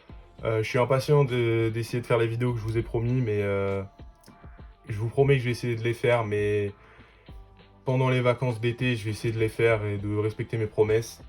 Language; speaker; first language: French; native; French